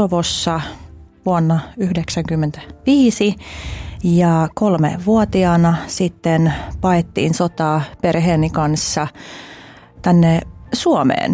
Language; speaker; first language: Finnish; early bilingual, other home language; Albanian